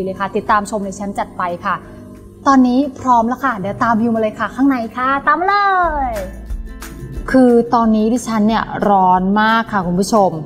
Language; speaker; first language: Thai; native; Thai